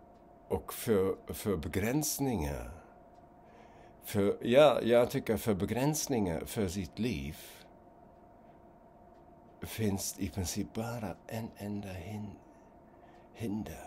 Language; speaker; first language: Swedish; non-native, fluent; German